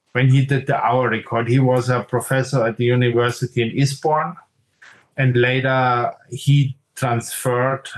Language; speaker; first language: English; non-native, fluent; German